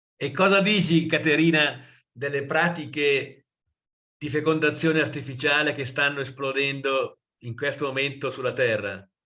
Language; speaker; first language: Italian; native; Italian